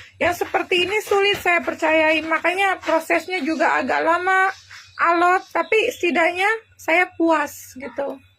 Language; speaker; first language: Indonesian; native; Indonesian